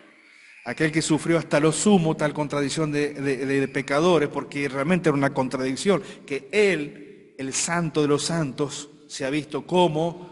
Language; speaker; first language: Spanish; native; Spanish